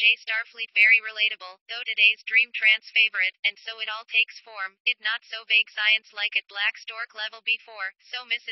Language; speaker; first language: English; non-native, fluent; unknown